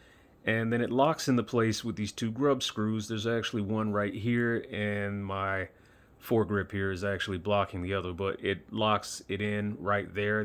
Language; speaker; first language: English; native; English